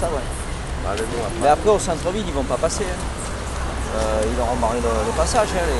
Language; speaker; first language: French; native; French